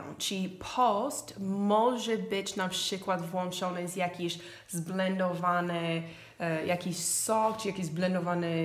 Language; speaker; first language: Polish; non-native, fluent; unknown